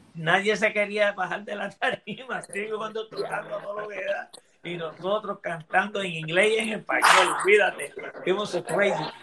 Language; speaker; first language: Spanish; early bilingual, heritage; Spanish